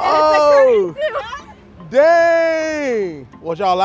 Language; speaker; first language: English; native; English